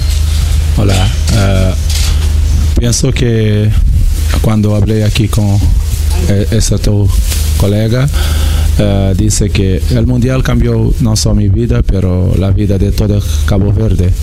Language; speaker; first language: Spanish; non-native, learner; Portuguese